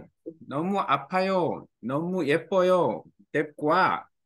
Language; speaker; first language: Vietnamese; non-native, learner; Korean